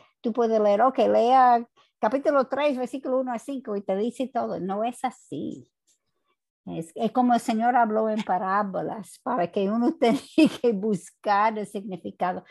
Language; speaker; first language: Spanish; non-native, fluent; English